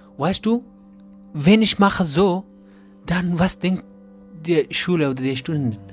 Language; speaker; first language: German; non-native, learner; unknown